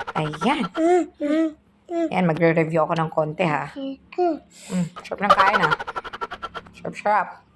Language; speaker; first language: Filipino; native; Filipino